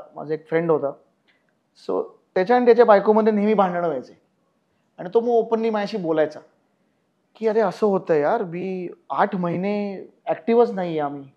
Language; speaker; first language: Marathi; native; Marathi